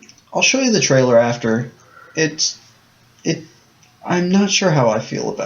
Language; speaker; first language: English; native; English